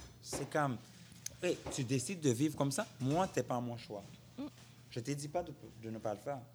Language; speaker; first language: French; non-native, local second language; Haitian Creole